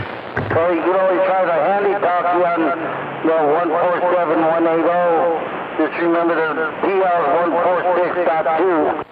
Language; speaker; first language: English; native; English